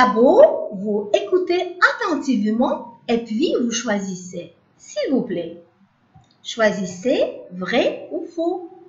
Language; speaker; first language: French; non-native, learner; Uzbek